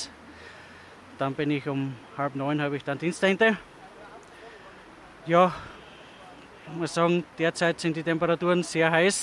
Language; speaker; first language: German; native; German